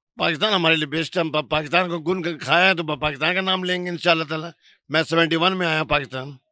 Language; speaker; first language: Urdu; non-native, fluent; Bangla